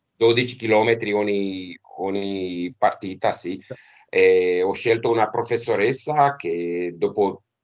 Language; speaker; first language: Italian; non-native, fluent; Romanian